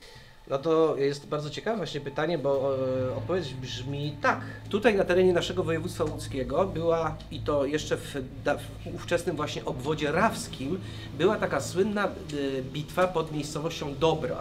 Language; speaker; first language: Polish; native; Polish